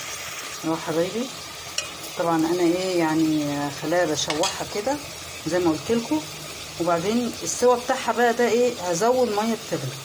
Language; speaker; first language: Arabic; native; Arabic